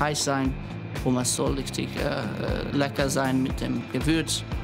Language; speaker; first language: German; non-native, fluent; Hungarian